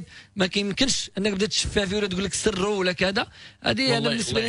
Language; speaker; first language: Arabic; native; Arabic